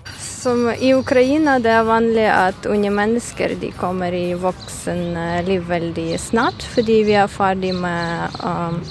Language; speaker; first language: Norwegian; non-native, fluent; Ukrainian